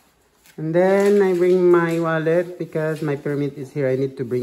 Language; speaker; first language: English; non-native, local second language; Filipino